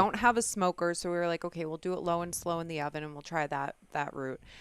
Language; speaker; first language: English; native; English